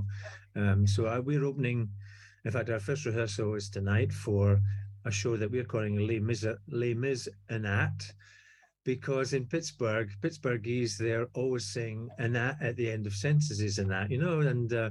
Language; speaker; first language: English; native; English